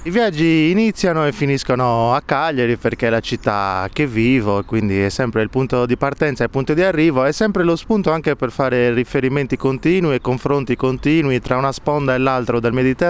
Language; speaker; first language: Italian; native; Italian